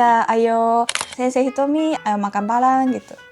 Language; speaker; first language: Indonesian; non-native, fluent; Japanese